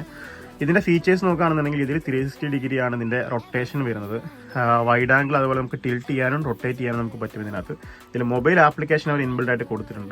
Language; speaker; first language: Malayalam; native; Malayalam